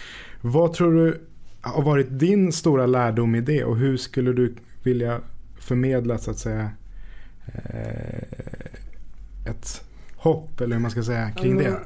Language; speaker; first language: Swedish; native; Swedish